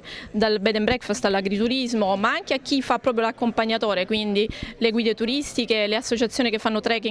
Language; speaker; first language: Italian; native; Italian